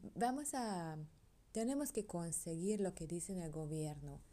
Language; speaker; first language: Spanish; non-native, learner; Hungarian